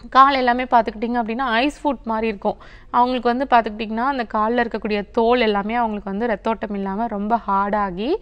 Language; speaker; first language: Tamil; native; Tamil